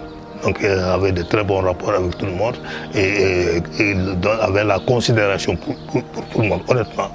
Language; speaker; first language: French; non-native, local second language; Wolof